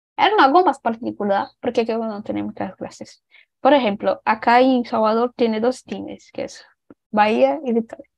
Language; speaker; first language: Spanish; non-native, learner; Portuguese